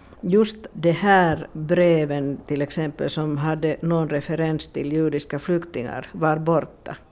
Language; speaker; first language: Swedish; non-native, local second language; Finnish